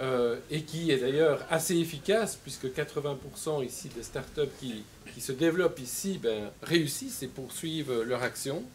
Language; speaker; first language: French; native; French